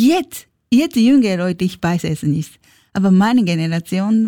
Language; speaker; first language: German; non-native, learner; Japanese